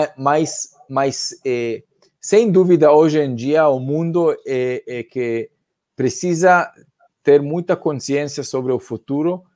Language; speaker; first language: Portuguese; non-native, fluent; Hebrew